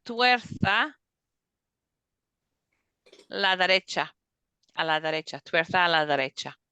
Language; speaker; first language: Spanish; non-native, fluent; English